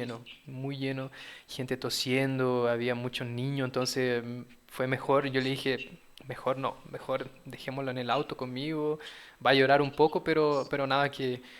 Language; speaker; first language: Spanish; early bilingual, heritage; Portuguese